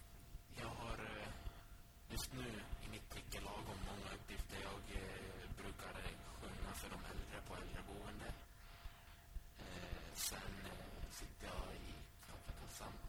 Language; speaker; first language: Swedish; early bilingual, other home language; Finnish